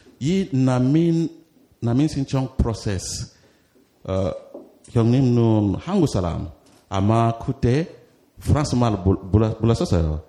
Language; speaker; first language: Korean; non-native, learner; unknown